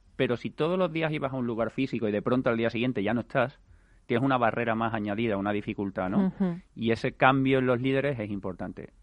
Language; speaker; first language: Spanish; native; Spanish